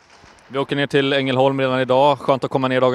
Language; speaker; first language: Swedish; native; Swedish